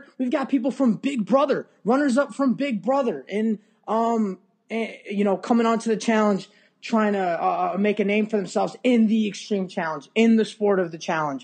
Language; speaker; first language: English; native; English